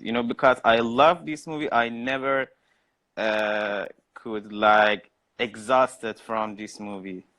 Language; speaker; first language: English; non-native, learner; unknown